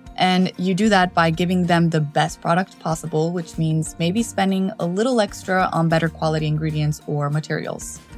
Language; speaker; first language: English; non-native, fluent; Spanish